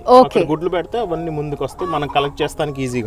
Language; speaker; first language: Telugu; native; Telugu